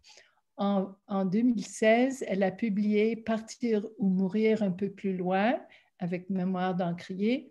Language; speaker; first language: French; non-native, local second language; English